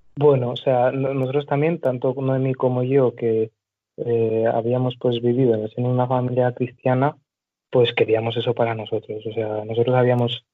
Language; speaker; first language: Spanish; native; Spanish